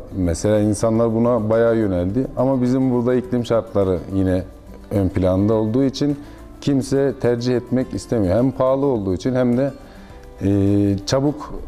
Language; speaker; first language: Turkish; native; Turkish